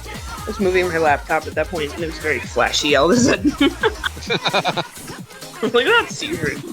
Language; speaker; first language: English; native; English